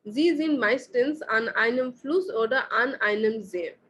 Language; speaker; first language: German; non-native, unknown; Bangla